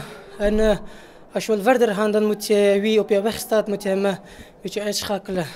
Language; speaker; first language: Dutch; non-native, learner; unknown